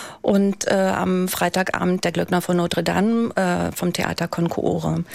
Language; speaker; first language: German; native; German